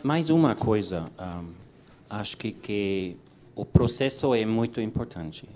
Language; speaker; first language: Portuguese; non-native, learner; English